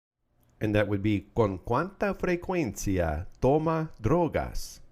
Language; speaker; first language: Spanish; non-native, fluent; English